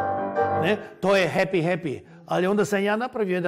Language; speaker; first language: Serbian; non-native, local second language; Hungarian